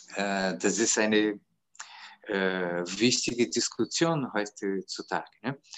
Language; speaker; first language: German; non-native, fluent; Portuguese